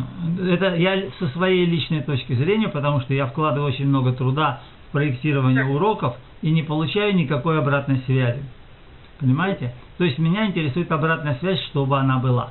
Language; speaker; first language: Russian; native; Russian